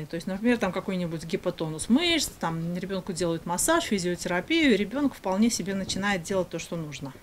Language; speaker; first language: Russian; native; Russian